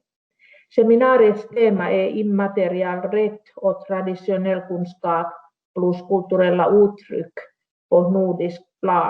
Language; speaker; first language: Swedish; non-native, local second language; Finnish